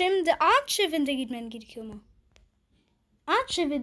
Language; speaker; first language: Turkish; early bilingual, heritage; Turkish